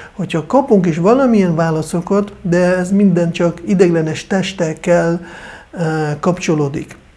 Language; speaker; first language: Hungarian; non-native, fluent; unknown